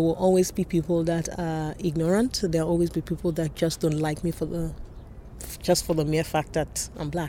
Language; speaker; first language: English; non-native, local second language; Yoruba